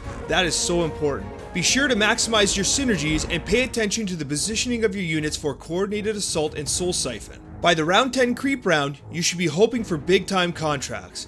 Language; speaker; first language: English; native; English